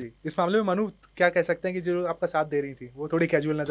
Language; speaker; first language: Hindi; native; Hindi